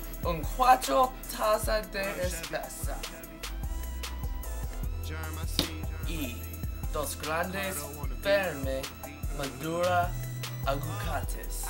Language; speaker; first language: Spanish; non-native, learner; English